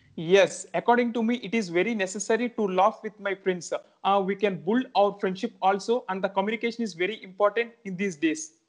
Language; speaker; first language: English; non-native, local second language; Telugu